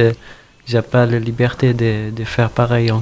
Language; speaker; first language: French; non-native, fluent; Arabic